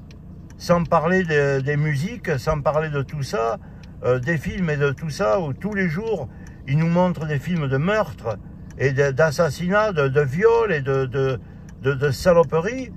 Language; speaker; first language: French; native; French